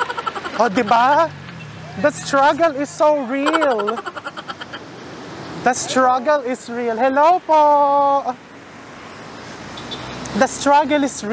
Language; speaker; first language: English; non-native, local second language; Filipino